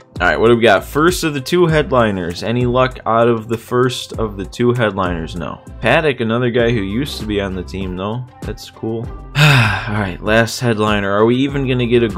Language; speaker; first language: English; native; English